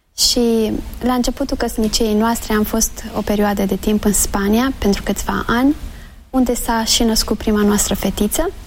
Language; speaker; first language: Romanian; native; Romanian